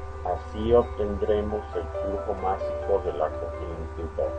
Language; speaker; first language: Spanish; native; Spanish